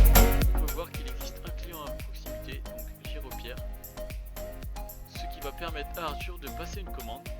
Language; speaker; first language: French; native; French